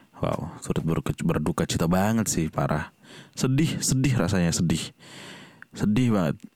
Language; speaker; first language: Indonesian; non-native, local second language; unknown